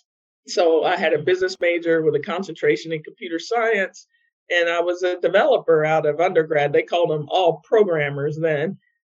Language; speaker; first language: English; native; English